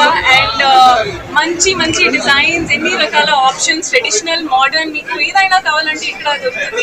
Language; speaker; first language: Telugu; non-native, learner; Hindi